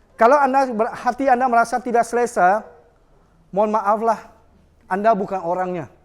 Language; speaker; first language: Malay; non-native, local second language; Chinese